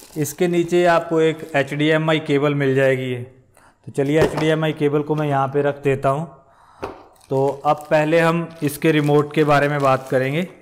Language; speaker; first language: Hindi; non-native, local second language; Punjabi